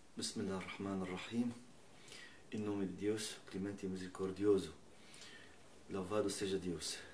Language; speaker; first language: Portuguese; non-native, learner; Persian